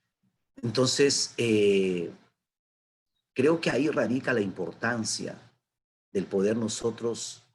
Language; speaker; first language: Spanish; native; Spanish